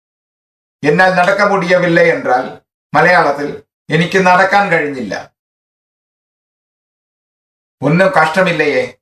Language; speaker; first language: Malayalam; non-native, fluent; Tamil